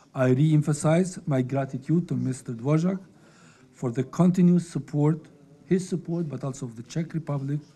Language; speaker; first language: English; non-native, fluent; Albanian